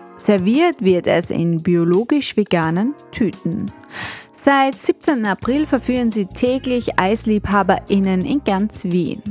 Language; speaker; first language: German; native; German